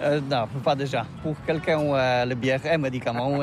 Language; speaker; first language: French; non-native, learner; Polish